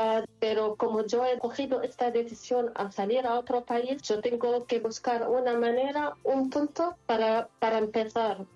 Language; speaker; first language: Spanish; non-native, local second language; Arabic